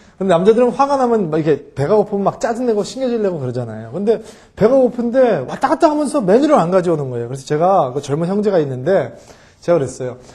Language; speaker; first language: Korean; early bilingual, heritage; Korean